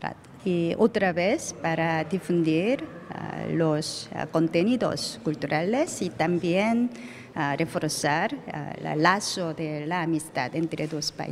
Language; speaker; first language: Spanish; non-native, learner; Korean